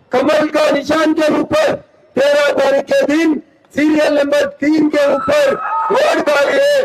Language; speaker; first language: Hindi; non-native, local second language; Telugu